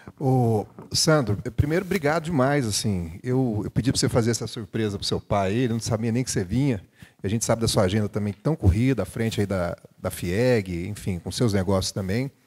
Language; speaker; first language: Portuguese; native; Portuguese